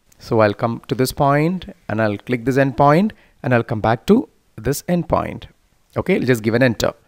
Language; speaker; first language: English; non-native, local second language; Malayalam